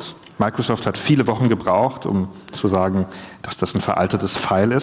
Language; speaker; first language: German; native; German